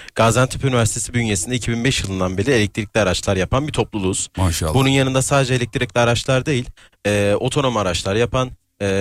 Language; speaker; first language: Turkish; native; Turkish